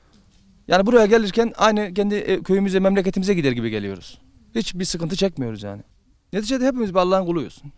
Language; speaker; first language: Turkish; native; Turkish